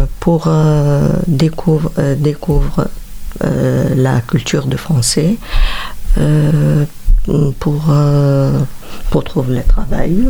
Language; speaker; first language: French; non-native, learner; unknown